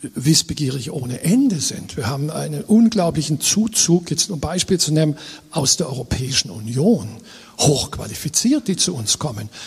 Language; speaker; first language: German; native; German